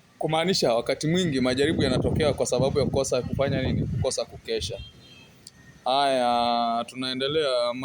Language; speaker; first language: Swahili; non-native, local second language; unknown